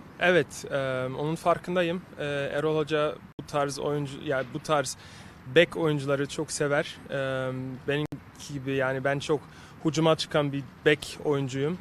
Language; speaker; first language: Turkish; early bilingual, heritage; Turkish